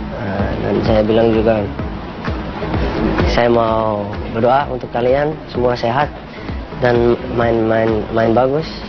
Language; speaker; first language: Indonesian; non-native, learner; Dutch